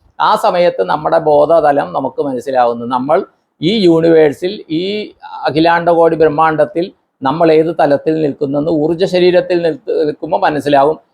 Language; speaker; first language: Malayalam; non-native, local second language; Konkani